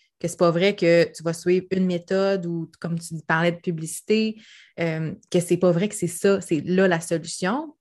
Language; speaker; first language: French; native; French